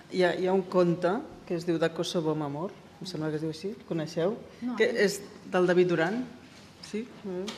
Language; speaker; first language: Catalan; native; Catalan